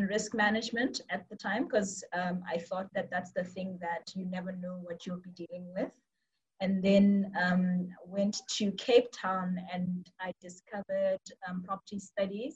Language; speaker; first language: English; non-native, local second language; Tswana